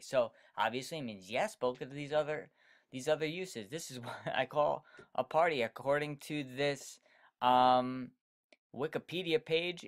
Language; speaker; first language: English; native; English